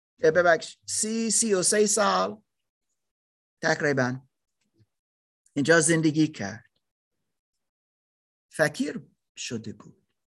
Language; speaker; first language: Persian; non-native, learner; German